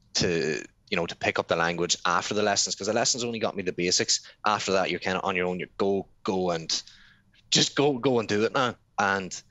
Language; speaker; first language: English; native; English